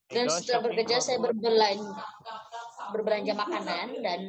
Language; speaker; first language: Indonesian; non-native, learner; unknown